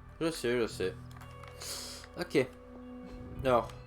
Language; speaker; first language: French; native; French